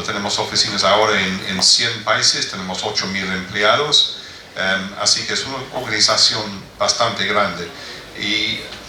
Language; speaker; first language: Spanish; non-native, fluent; English